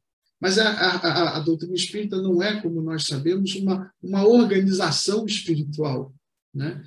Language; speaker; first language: Portuguese; native; Portuguese